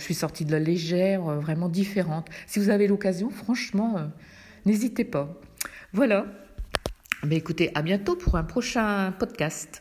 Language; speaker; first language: French; native; French